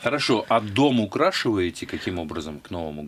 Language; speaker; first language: Russian; native; Russian